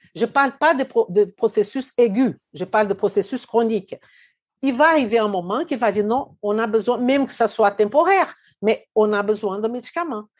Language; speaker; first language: French; non-native, fluent; Portuguese